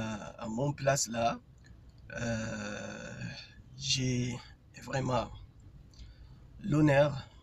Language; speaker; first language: French; non-native, fluent; Arabic